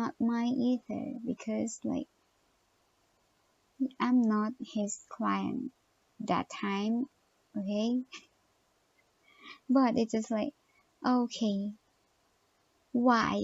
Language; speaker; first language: English; non-native, learner; Thai